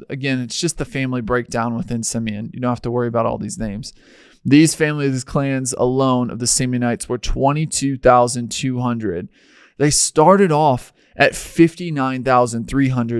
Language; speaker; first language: English; native; English